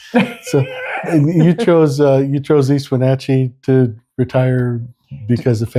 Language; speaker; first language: English; native; English